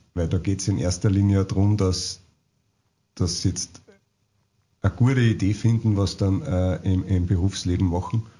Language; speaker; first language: German; native; German